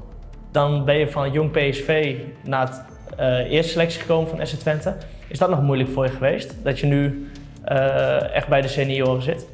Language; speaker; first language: Dutch; native; Dutch